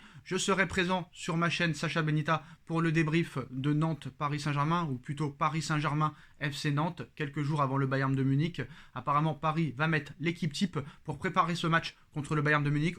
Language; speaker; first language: French; native; French